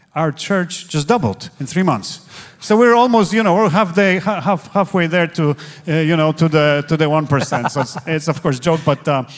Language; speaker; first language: English; non-native, fluent; Polish